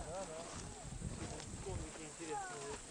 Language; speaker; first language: Russian; native; Russian